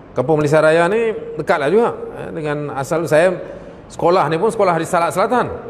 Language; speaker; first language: Malay; native; Malay